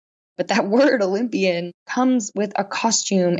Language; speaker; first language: English; native; English